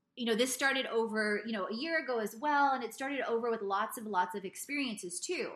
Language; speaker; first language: English; native; English